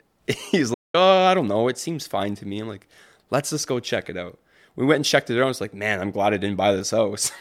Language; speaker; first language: English; native; English